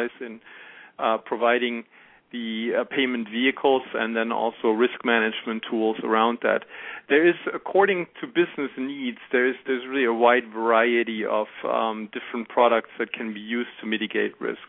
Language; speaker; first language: English; non-native, fluent; German